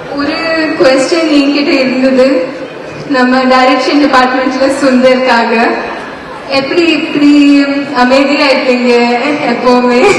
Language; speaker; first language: Tamil; non-native, learner; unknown